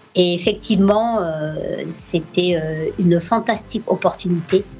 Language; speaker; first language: French; native; French